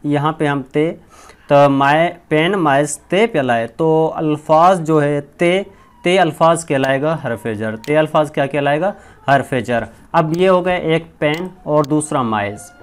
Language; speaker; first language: Urdu; non-native, local second language; Sindhi